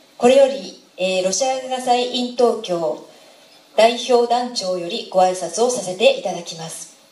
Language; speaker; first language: Japanese; native; Japanese